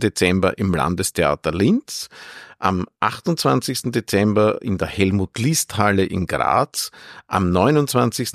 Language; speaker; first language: German; native; German